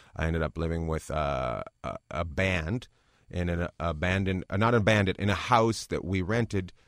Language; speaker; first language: English; native; English